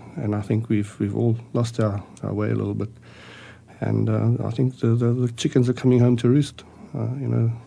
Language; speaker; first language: English; early bilingual, other home language; German